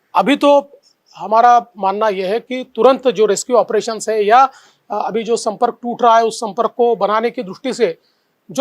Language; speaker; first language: Hindi; non-native, local second language; Marathi